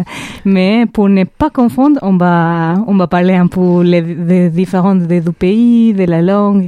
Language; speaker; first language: French; non-native, fluent; Spanish